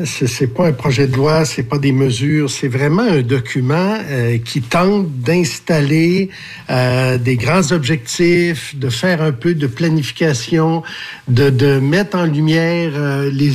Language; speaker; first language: French; native; French